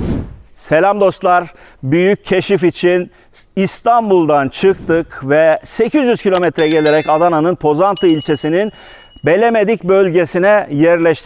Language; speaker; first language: Turkish; native; Turkish